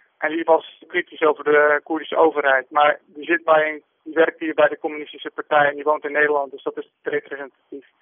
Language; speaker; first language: Dutch; native; Dutch